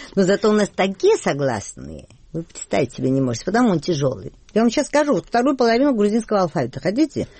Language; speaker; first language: Russian; non-native, local second language; Georgian